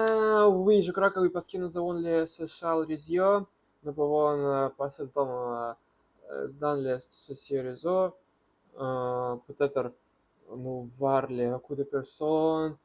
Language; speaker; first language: French; non-native, learner; Russian